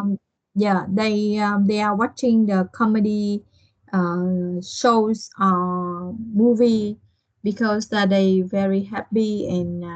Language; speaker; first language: English; non-native, learner; Vietnamese